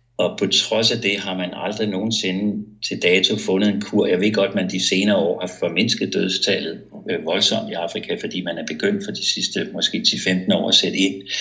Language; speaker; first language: Danish; native; Danish